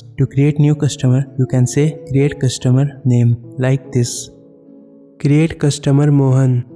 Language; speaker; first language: English; non-native, local second language; Hindi